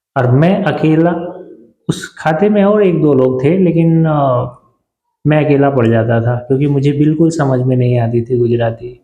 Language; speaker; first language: Hindi; native; Hindi